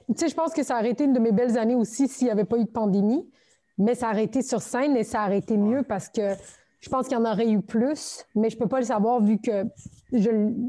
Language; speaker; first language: French; early bilingual, other home language; Turkish